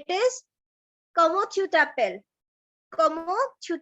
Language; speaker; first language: French; non-native, learner; Hindi